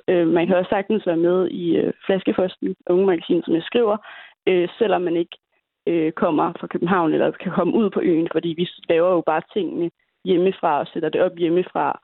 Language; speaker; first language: Danish; native; Danish